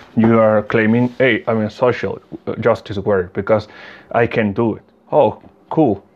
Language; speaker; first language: English; non-native, learner; Spanish